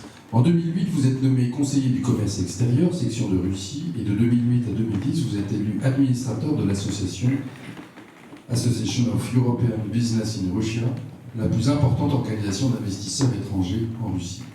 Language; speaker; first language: French; native; French